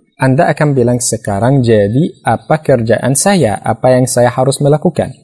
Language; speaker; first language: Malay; non-native, fluent; Arabic